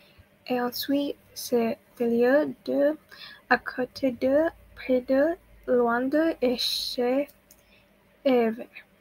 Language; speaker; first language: French; non-native, learner; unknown